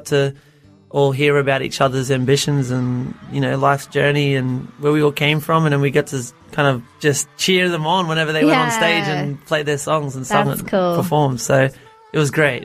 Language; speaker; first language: English; native; English